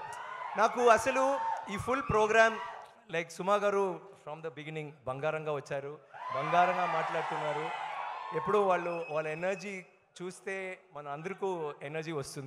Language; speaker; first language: Telugu; non-native, fluent; Tamil